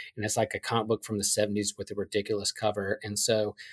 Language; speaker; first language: English; native; English